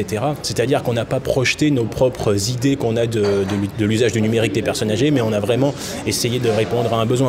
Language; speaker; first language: French; native; French